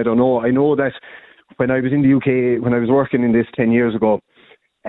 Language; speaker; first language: English; native; English